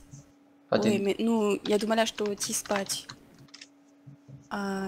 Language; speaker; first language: Russian; non-native, learner; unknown